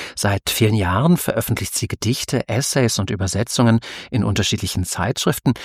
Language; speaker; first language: German; native; German